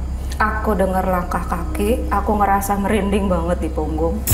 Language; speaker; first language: Indonesian; native; Indonesian